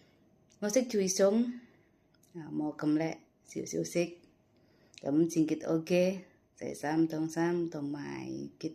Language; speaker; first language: Cantonese; non-native, learner; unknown